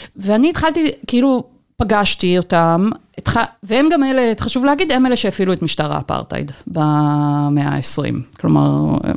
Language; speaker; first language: Hebrew; native; Hebrew